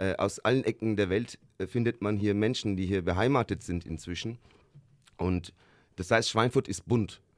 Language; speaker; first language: German; early bilingual, other home language; Turkish